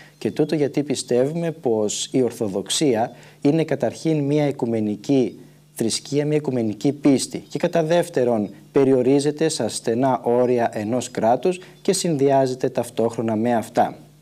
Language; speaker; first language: Greek; native; Greek